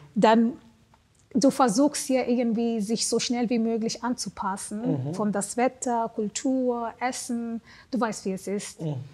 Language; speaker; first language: German; non-native, fluent; Swahili